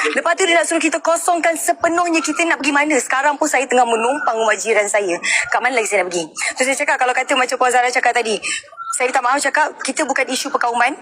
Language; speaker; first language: Malay; native; Malay